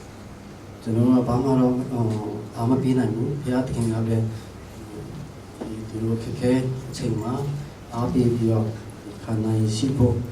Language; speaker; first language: Burmese; non-native, local second language; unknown